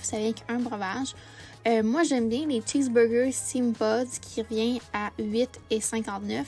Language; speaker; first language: French; native; French